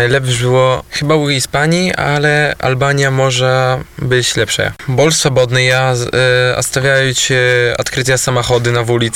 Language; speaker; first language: Polish; non-native, local second language; Belarusian